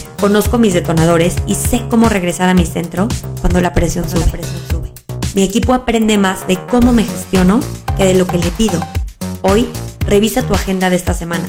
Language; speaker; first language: Spanish; native; Spanish